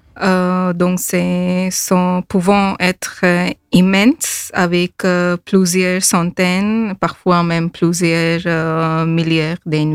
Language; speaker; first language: French; non-native, fluent; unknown